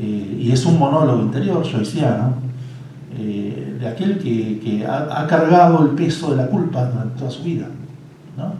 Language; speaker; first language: Spanish; native; Spanish